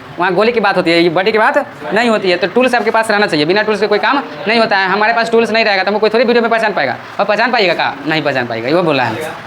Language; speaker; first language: Hindi; native; Hindi